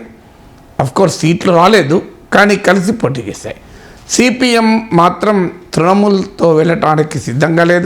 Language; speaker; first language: Telugu; native; Telugu